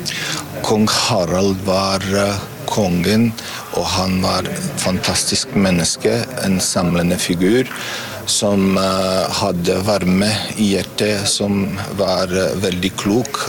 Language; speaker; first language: Norwegian; non-native, learner; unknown